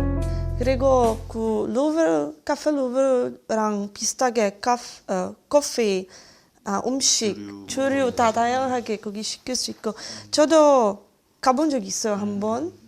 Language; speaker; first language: Korean; non-native, fluent; Czech